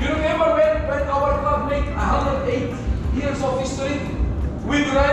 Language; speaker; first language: English; non-native, learner; Portuguese